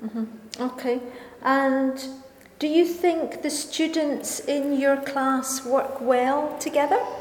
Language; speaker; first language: English; non-native, fluent; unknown